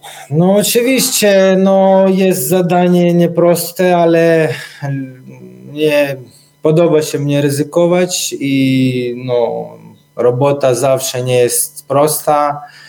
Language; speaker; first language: Polish; non-native, learner; Ukrainian